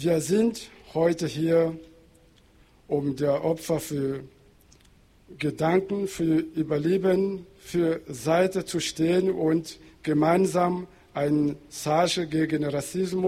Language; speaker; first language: German; non-native, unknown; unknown